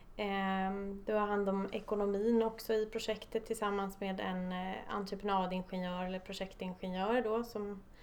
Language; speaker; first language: Swedish; early bilingual, other home language; Polish